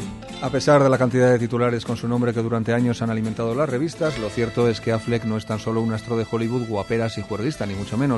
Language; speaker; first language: Spanish; native; Spanish